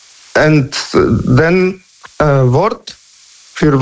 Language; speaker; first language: German; non-native, learner; Polish